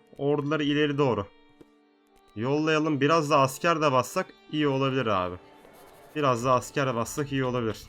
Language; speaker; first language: Turkish; native; Turkish